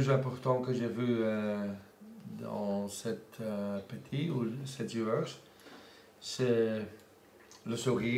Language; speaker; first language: French; non-native, local second language; Dutch